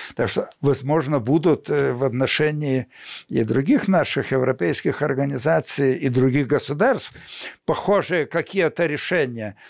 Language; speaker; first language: Russian; non-native, local second language; Lithuanian